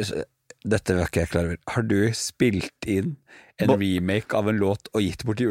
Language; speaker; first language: Norwegian; native; Norwegian